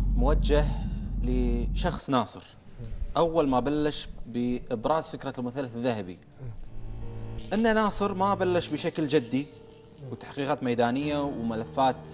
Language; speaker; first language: Arabic; native; Arabic